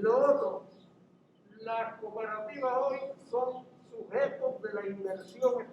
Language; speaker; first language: Spanish; native; Spanish